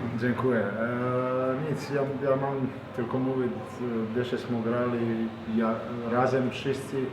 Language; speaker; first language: Polish; non-native, learner; Croatian